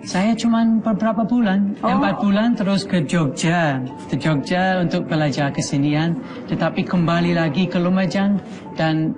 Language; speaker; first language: Indonesian; non-native, fluent; English